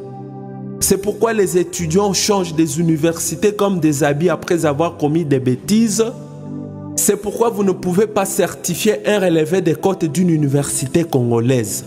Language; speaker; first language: French; non-native, local second language; Swahili